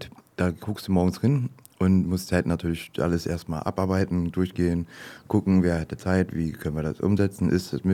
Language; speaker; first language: German; native; German